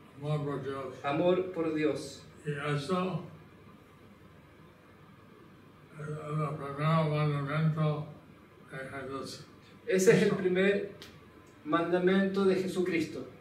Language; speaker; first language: Spanish; non-native, learner; English